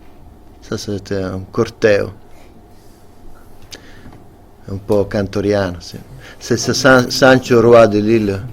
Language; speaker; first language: French; non-native, fluent; Italian